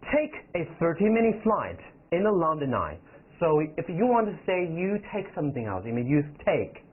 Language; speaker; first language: English; non-native, fluent; Chinese